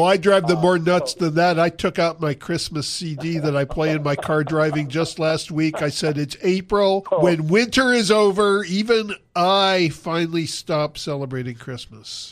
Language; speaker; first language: English; native; English